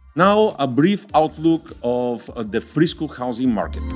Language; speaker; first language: English; non-native, fluent; Bulgarian